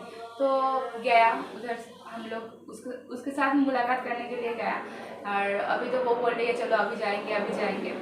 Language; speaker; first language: Hindi; non-native, local second language; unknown